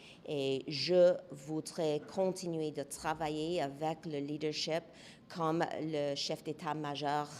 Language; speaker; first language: French; non-native, local second language; English